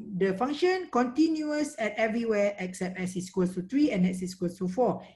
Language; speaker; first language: English; non-native, local second language; Malay